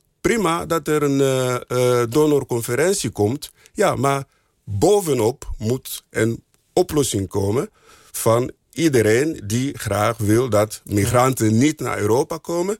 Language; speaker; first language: Dutch; non-native, fluent; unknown